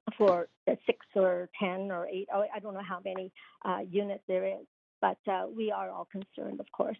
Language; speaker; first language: English; non-native, local second language; Cantonese